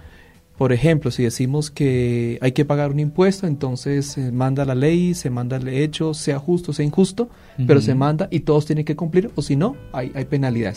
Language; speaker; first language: Spanish; native; Spanish